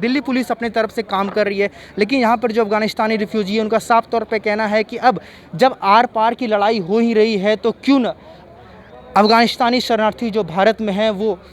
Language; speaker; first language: Hindi; native; Hindi